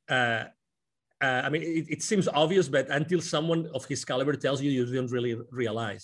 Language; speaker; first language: English; non-native, fluent; Spanish